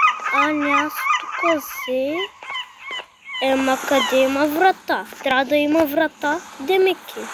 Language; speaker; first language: Bulgarian; non-native, local second language; Turkish